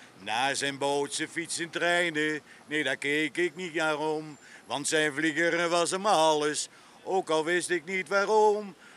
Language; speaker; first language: Dutch; native; Dutch